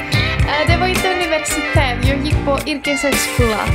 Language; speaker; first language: Swedish; non-native, learner; Czech